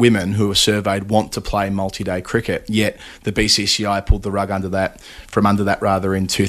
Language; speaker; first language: English; native; English